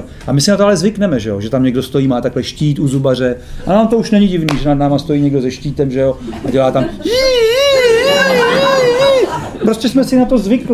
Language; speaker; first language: Czech; native; Czech